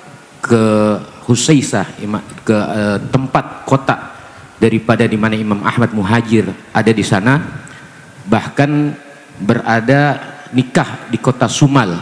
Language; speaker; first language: Indonesian; native; Indonesian